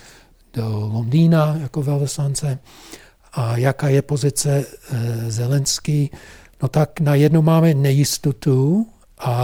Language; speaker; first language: Czech; non-native, fluent; English